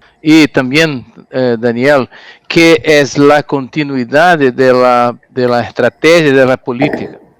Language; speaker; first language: Spanish; non-native, learner; Portuguese